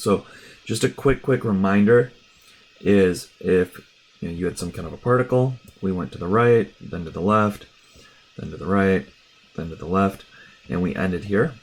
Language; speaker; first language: English; native; English